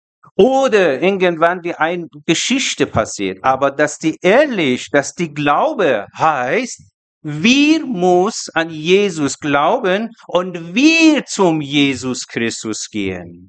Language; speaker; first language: German; non-native, learner; Persian